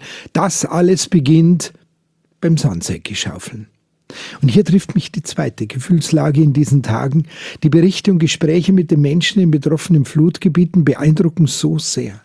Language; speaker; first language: German; native; German